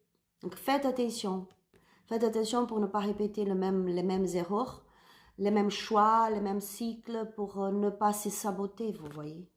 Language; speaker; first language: French; non-native, learner; Spanish